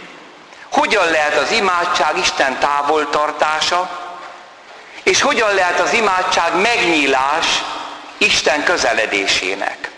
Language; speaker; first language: Hungarian; native; Hungarian